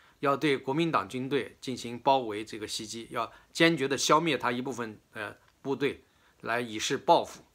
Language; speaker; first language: Chinese; native; Chinese